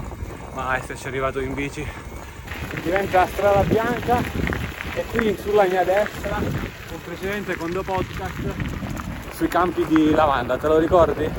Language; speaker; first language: Italian; native; Italian